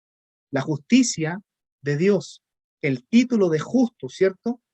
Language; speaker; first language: Spanish; native; Spanish